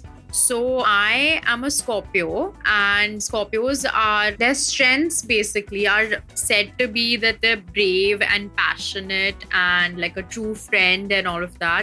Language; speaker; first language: English; non-native, local second language; Hindi